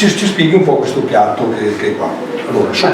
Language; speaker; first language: Italian; native; Italian